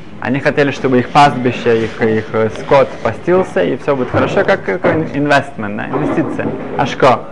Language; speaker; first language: Russian; early bilingual, other home language; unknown